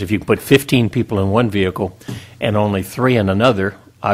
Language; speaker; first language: English; native; English